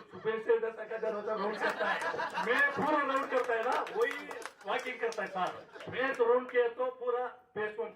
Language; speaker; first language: Hindi; non-native, local second language; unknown